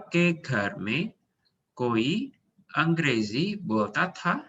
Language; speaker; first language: Hindi; non-native, fluent; Indonesian